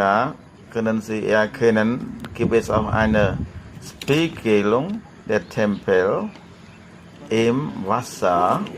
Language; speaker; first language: German; non-native, learner; Khmer